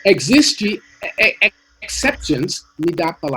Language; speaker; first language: Portuguese; non-native, learner; English